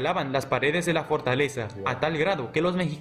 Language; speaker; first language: Spanish; native; Spanish